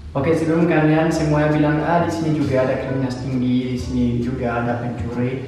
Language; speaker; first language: Indonesian; non-native, fluent; French